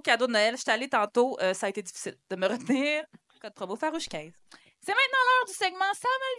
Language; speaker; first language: French; native; French